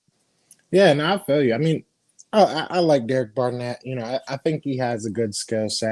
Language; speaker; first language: English; native; English